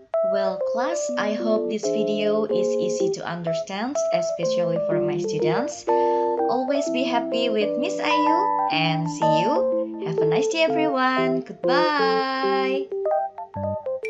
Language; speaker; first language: English; non-native, fluent; Indonesian